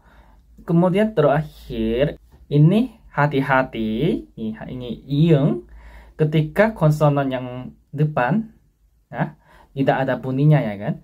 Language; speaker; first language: Indonesian; non-native, fluent; Korean